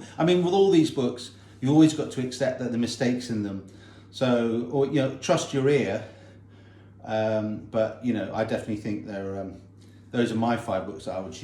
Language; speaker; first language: English; native; English